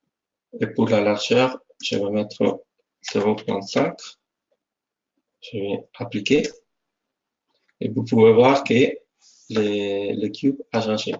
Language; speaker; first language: French; non-native, fluent; Spanish